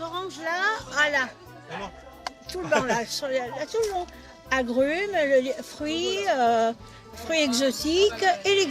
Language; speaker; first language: French; native; French